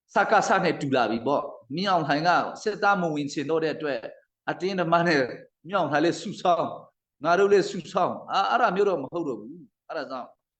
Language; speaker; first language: Burmese; non-native, local second language; Hakha Chin